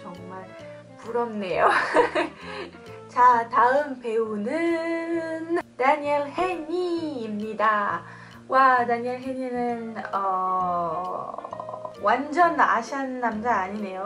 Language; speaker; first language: Korean; non-native, fluent; French